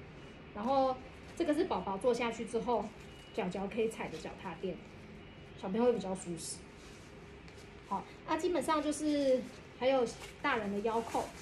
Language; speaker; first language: Chinese; native; Chinese